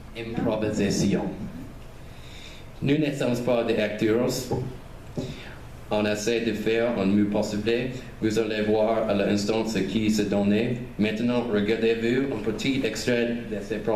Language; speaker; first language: French; non-native, learner; English